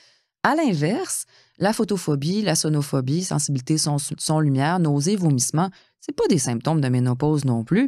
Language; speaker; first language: French; native; French